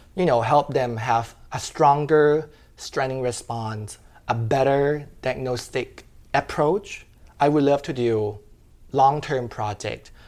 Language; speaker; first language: English; non-native, fluent; Thai